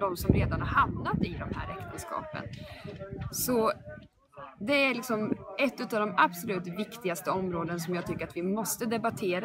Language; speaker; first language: Swedish; native; Swedish